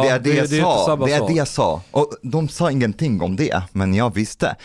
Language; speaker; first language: Swedish; non-native, fluent; Arabic